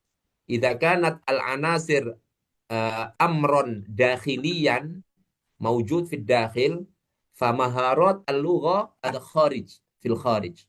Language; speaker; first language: Arabic; non-native, fluent; Indonesian